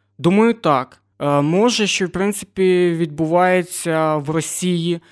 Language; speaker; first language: Ukrainian; non-native, local second language; Russian